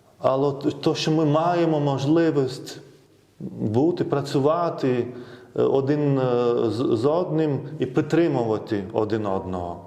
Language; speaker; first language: Ukrainian; non-native, fluent; Lithuanian